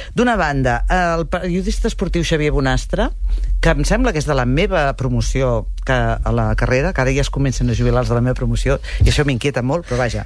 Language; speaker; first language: Catalan; native; Catalan